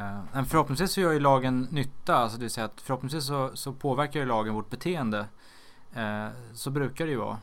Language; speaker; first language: Swedish; native; Swedish